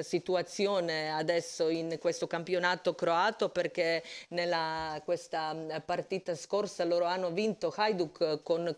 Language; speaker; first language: Italian; non-native, fluent; Croatian